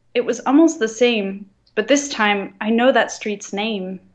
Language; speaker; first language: English; native; English